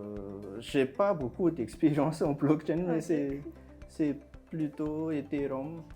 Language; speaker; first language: French; non-native, local second language; Malagasy